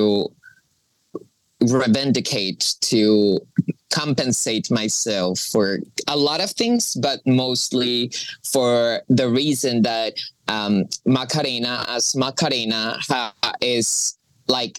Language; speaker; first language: English; non-native, fluent; Spanish